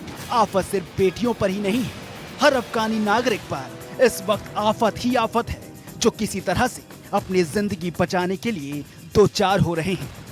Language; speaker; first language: Hindi; native; Hindi